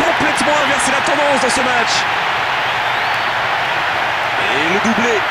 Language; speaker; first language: French; native; French